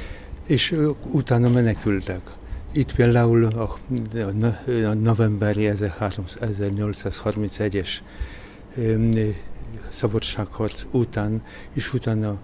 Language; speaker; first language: Hungarian; non-native, fluent; Polish